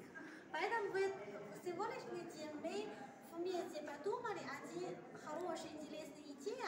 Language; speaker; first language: Russian; non-native, learner; Chinese